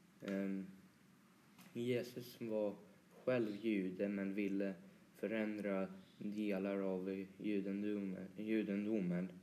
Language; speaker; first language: Swedish; early bilingual, other home language; Polish